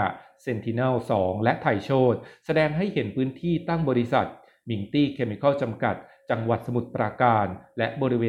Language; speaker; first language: Thai; native; Thai